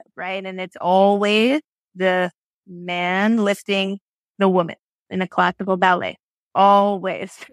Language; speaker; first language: English; native; English